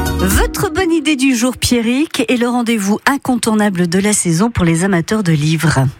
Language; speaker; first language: French; native; French